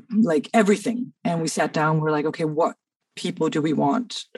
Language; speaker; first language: English; early bilingual, other home language; Danish